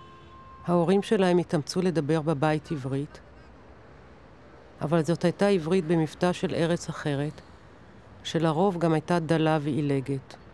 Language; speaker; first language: Hebrew; non-native, local second language; German